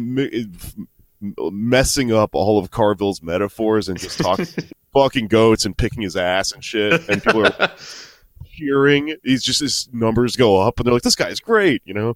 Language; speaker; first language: English; native; English